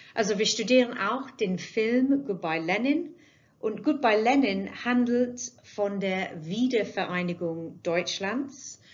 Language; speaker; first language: German; non-native, fluent; English